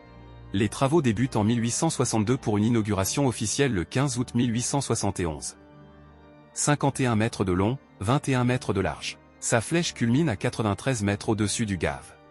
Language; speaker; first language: French; native; French